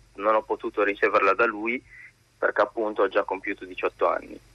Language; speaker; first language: Italian; early bilingual, other home language; Arabic